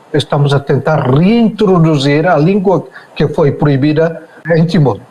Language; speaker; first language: Portuguese; non-native, local second language; Tetum